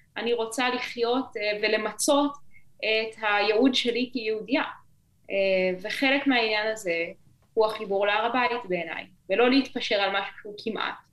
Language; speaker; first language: Hebrew; native; Hebrew